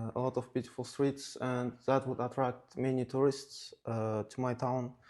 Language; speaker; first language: English; non-native, fluent; Kazakh